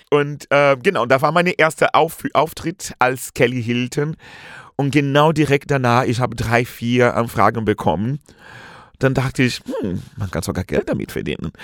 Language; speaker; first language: German; non-native, fluent; Portuguese